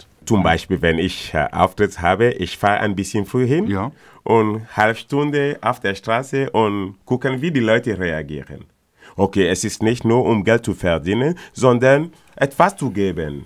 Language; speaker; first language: German; non-native, learner; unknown